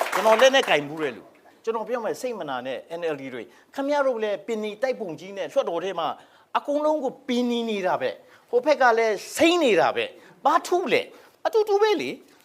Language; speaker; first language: Burmese; non-native, local second language; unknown